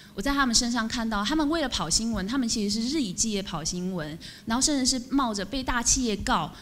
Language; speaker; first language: Chinese; native; Chinese